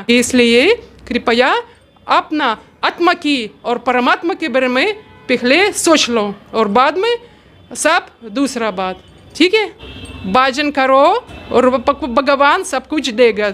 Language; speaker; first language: Hindi; non-native, learner; Russian